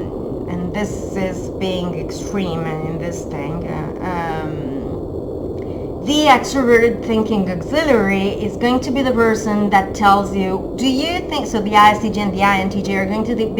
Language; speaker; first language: English; non-native, fluent; Italian